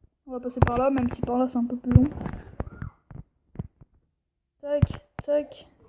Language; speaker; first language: French; native; French